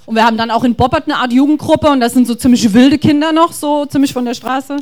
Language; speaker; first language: German; native; German